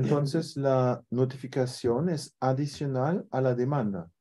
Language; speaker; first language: Spanish; non-native, fluent; German